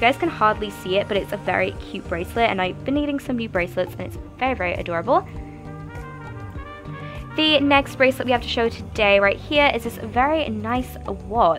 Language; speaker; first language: English; native; English